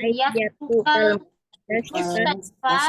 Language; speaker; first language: Arabic; non-native, learner; Indonesian